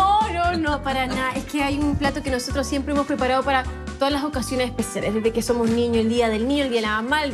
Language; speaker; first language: Spanish; native; Spanish